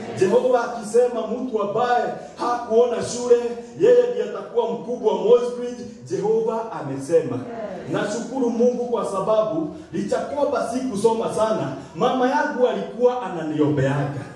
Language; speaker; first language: Swahili; non-native, local second language; Kikuyu